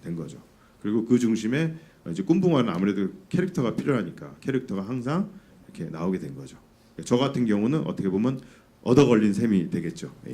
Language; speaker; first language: Korean; native; Korean